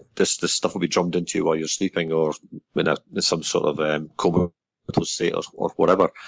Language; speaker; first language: English; native; English